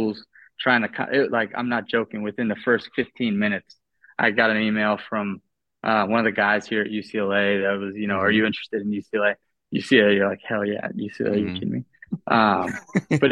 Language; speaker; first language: English; native; English